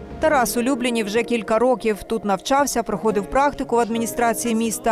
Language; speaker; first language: Ukrainian; native; Ukrainian